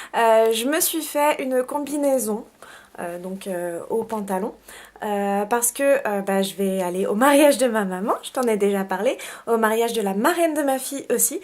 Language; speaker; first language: French; native; French